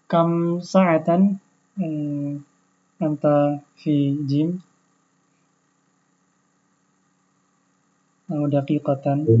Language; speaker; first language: Arabic; non-native, fluent; Indonesian